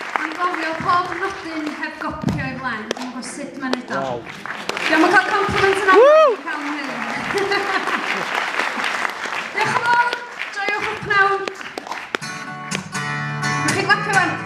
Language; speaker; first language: Welsh; native; Welsh